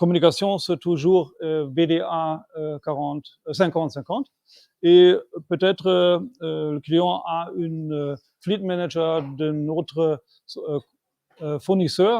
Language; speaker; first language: French; non-native, fluent; German